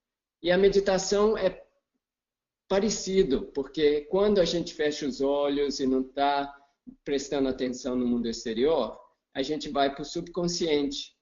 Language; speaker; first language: Portuguese; non-native, fluent; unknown